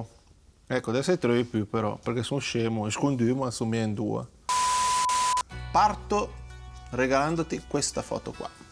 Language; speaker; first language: Italian; native; Italian